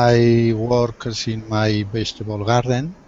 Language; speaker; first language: English; non-native, learner; Spanish